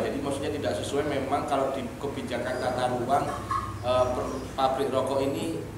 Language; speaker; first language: Indonesian; native; Indonesian